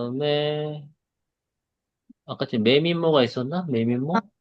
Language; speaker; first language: Korean; native; Korean